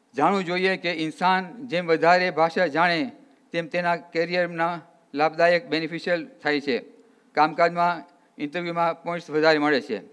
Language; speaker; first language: Gujarati; early bilingual, heritage; Gujarati